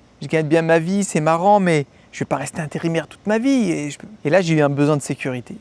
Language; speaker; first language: French; native; French